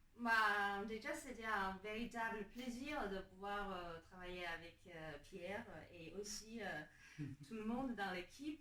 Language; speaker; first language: French; non-native, fluent; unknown